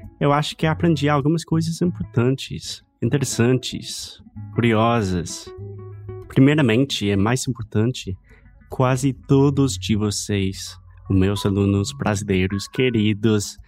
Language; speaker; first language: Portuguese; non-native, fluent; English